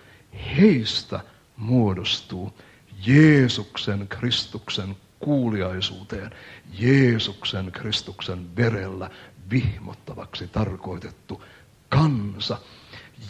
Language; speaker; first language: Finnish; native; Finnish